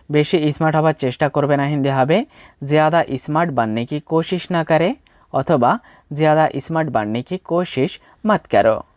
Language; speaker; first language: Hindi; non-native, fluent; Bangla